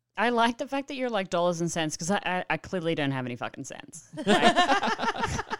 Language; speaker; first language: English; native; English